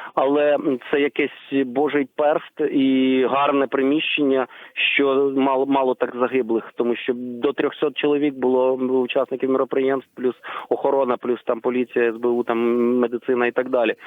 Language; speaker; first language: Ukrainian; native; Ukrainian